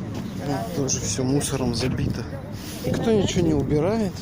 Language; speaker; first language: Russian; native; Russian